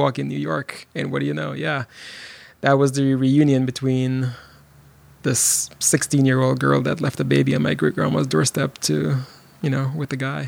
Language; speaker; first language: English; non-native, local second language; Jamaican Creole English